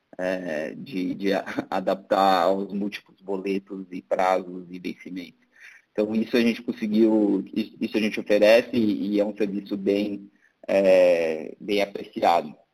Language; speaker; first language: Portuguese; native; Portuguese